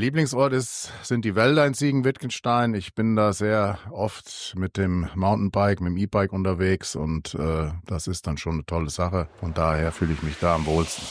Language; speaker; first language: German; native; German